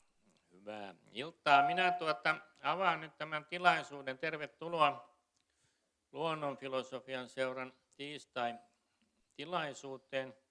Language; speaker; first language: Finnish; native; Finnish